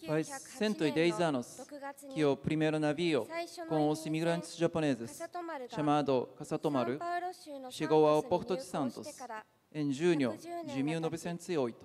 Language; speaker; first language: Portuguese; non-native, learner; Japanese